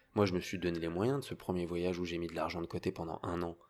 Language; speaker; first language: French; native; French